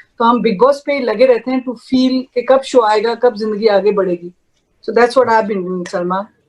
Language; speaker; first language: Hindi; native; Hindi